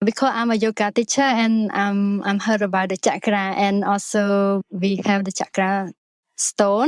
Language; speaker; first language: English; non-native, learner; Khmer